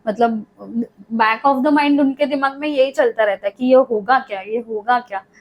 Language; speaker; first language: Hindi; non-native, local second language; Marathi